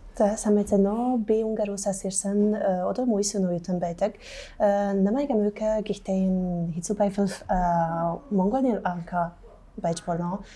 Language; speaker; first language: Mongolian; non-native, learner; Hungarian